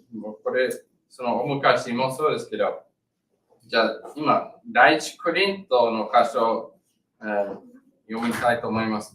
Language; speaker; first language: Japanese; non-native, learner; English